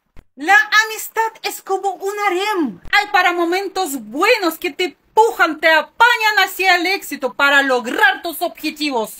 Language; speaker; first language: Spanish; non-native, fluent; Russian